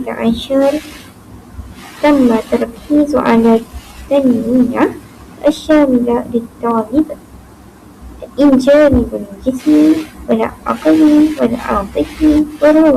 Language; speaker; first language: Arabic; non-native, learner; Malay